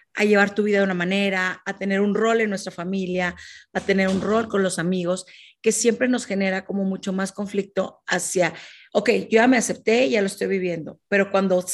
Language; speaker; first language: Spanish; native; Spanish